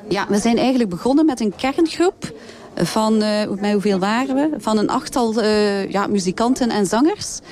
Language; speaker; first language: Dutch; native; Dutch